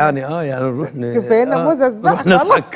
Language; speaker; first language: Arabic; native; Arabic